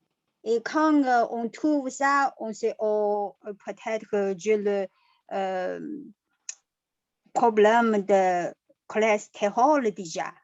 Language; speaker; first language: French; non-native, learner; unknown